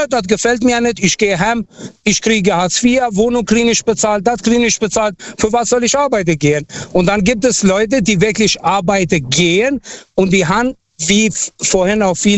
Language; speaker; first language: German; non-native, fluent; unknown